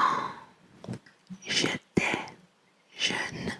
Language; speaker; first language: French; non-native, learner; English